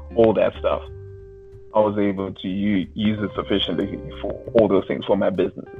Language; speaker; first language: English; non-native, local second language; Shona